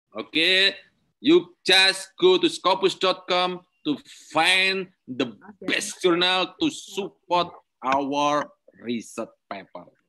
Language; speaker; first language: English; non-native, learner; Indonesian